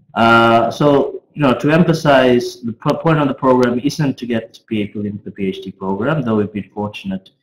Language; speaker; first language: English; native; English